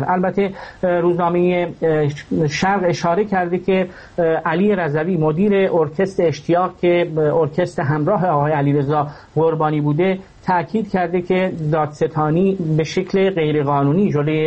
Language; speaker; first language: Persian; native; Persian